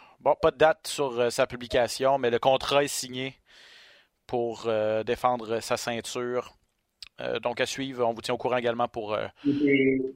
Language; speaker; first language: French; native; French